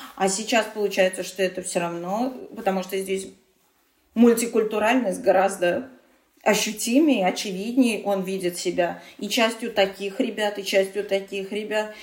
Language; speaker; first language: Russian; non-native, local second language; Tatar